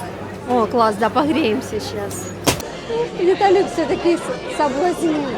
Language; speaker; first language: Russian; native; Russian